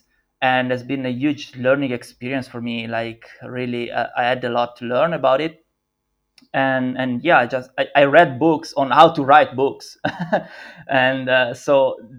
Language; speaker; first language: English; non-native, fluent; Italian